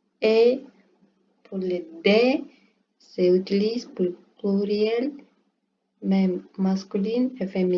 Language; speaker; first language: French; non-native, learner; Portuguese